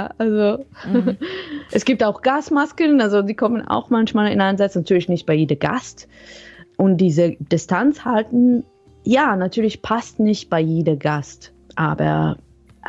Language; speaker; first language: German; non-native, fluent; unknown